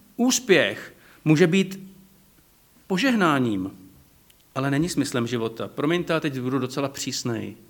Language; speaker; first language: Czech; non-native, fluent; Slovak